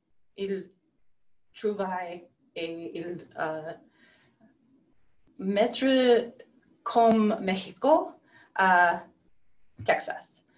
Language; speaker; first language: French; non-native, learner; English